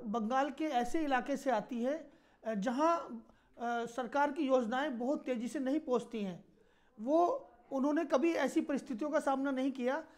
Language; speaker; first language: Hindi; native; Hindi